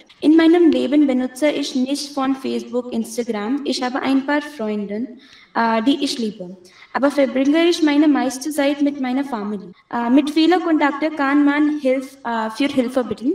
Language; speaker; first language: German; non-native, fluent; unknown